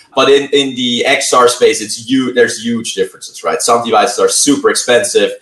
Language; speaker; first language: English; non-native, fluent; Swiss German